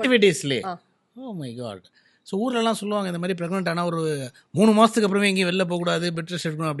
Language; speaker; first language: Tamil; native; Tamil